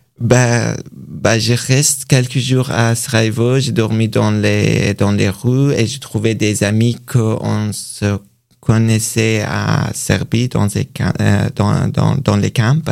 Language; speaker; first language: French; non-native, learner; Persian